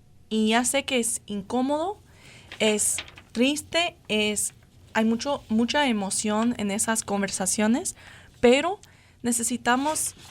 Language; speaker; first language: Spanish; non-native, fluent; English